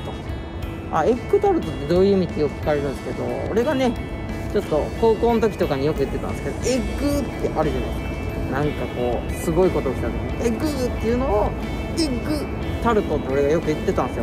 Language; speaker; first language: Japanese; native; Japanese